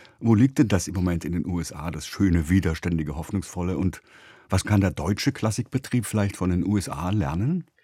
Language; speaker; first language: German; native; German